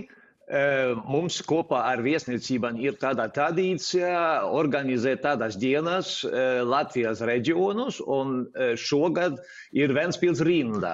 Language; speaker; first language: Latvian; non-native, fluent; Swedish